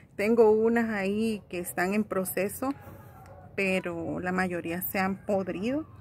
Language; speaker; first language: Spanish; native; Spanish